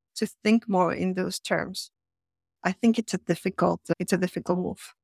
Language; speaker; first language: English; non-native, fluent; Spanish